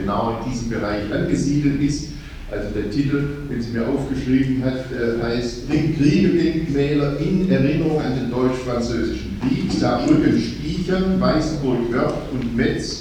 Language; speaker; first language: German; native; German